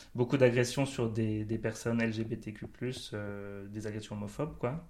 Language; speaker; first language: French; native; French